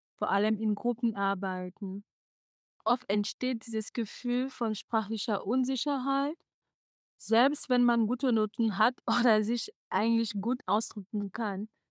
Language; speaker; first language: German; non-native, fluent; French